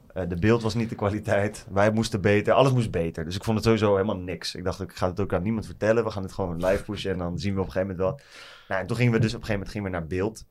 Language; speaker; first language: Dutch; native; Dutch